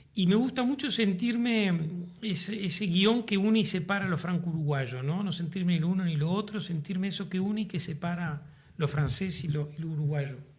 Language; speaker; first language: Spanish; native; Spanish